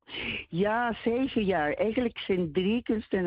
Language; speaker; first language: Dutch; non-native, learner; Spanish